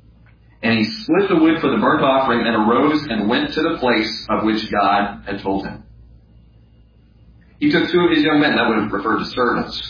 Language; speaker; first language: English; native; English